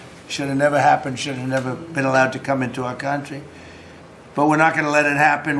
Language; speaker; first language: English; native; English